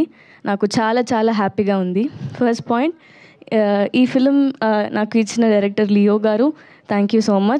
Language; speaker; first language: Telugu; non-native, learner; Tamil